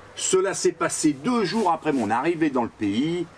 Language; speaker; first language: French; native; French